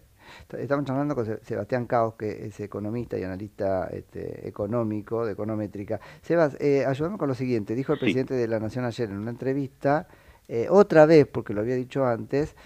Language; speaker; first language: Spanish; native; Spanish